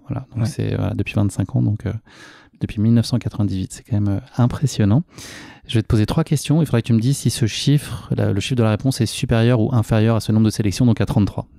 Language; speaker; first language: French; native; French